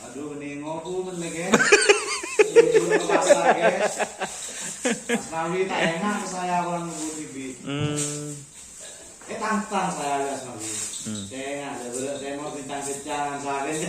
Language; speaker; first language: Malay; non-native, local second language; Madurese